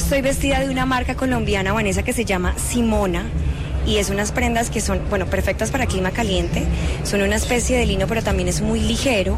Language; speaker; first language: Spanish; native; Spanish